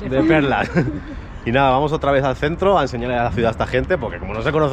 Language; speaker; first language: Spanish; native; Spanish